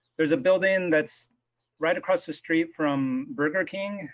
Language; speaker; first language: English; native; English